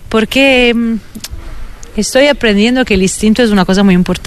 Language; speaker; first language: Spanish; non-native, fluent; Italian